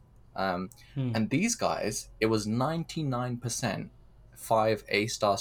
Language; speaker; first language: English; early bilingual, other home language; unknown